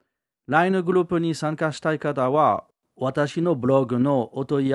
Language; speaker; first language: Japanese; non-native, learner; French